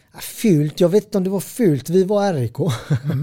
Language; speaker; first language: Swedish; early bilingual, other home language; Serbian